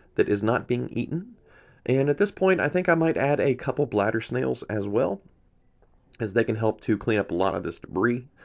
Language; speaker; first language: English; native; English